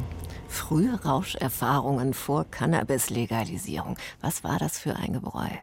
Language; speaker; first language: German; native; German